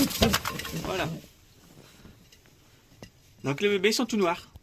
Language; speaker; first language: French; native; French